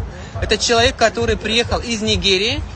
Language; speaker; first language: Russian; native; Russian